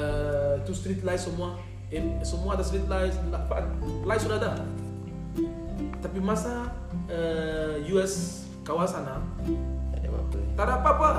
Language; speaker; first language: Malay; non-native, learner; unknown